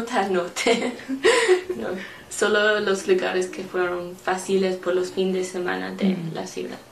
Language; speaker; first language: Spanish; non-native, learner; English